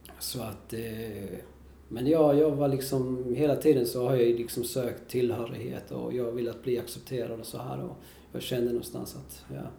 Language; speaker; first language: Swedish; early bilingual, other home language; Spanish